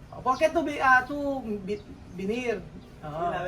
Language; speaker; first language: Spanish; non-native, learner; Filipino